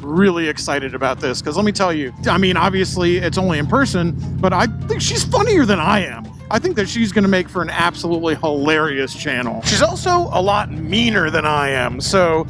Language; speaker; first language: English; native; English